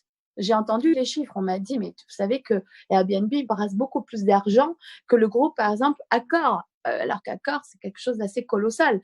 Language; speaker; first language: French; native; French